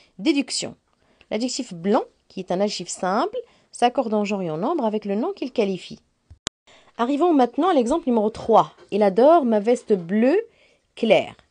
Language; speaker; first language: French; non-native, local second language; Arabic